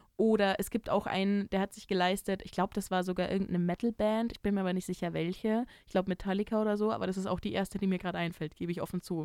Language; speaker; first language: German; native; German